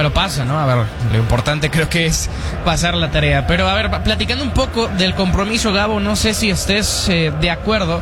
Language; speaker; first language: Spanish; native; Spanish